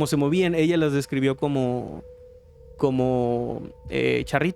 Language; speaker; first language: Spanish; native; Spanish